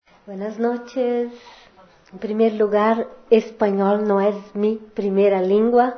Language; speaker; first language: Spanish; non-native, fluent; Portuguese